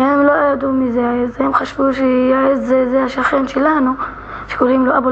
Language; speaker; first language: Hebrew; non-native, local second language; Arabic